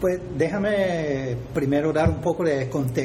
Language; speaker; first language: Spanish; non-native, fluent; English